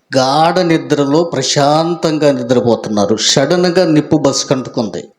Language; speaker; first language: Telugu; native; Telugu